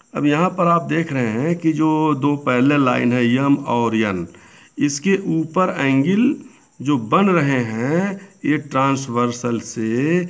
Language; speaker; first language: Hindi; native; Hindi